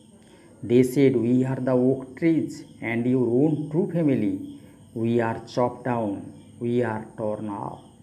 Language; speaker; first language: English; non-native, local second language; Bangla